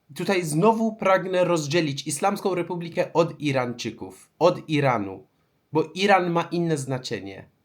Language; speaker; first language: Polish; non-native, fluent; Persian